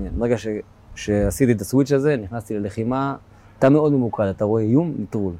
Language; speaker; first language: Hebrew; native; Hebrew